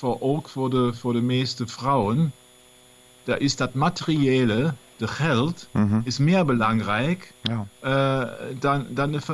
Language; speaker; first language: Dutch; non-native, learner; German